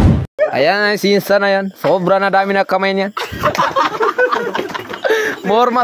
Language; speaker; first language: Filipino; non-native, local second language; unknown